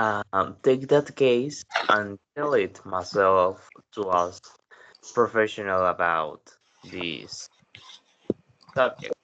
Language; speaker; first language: English; non-native, learner; Spanish